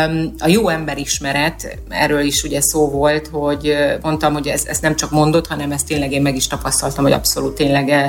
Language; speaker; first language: Hungarian; native; Hungarian